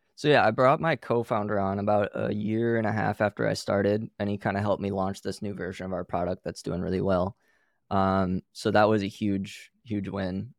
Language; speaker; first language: English; native; English